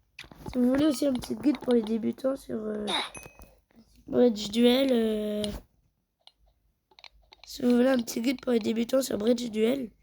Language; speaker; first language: French; native; French